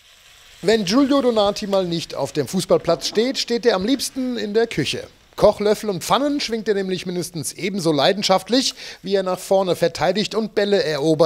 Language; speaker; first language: German; native; German